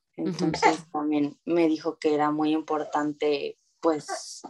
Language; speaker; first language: Spanish; native; Spanish